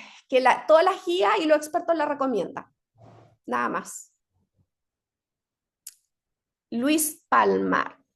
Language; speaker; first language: Spanish; native; Spanish